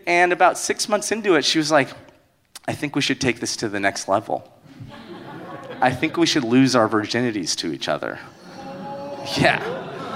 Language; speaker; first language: English; early bilingual, other home language; Spanish